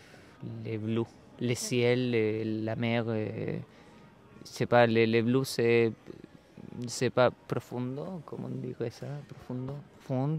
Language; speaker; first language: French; non-native, learner; Spanish